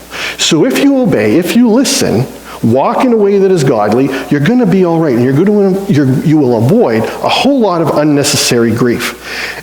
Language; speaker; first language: English; native; English